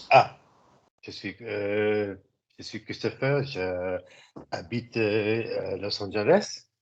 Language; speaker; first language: French; non-native, learner; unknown